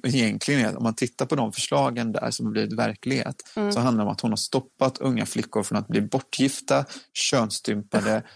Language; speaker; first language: Swedish; native; Swedish